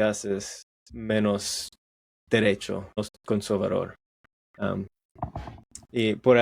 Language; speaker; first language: Spanish; non-native, learner; English